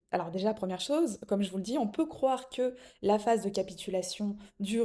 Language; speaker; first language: French; native; French